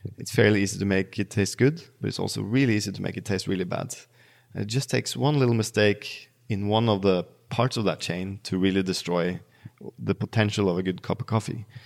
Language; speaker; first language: English; non-native, fluent; Norwegian